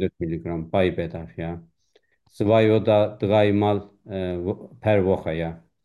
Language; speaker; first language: German; non-native, fluent; Turkish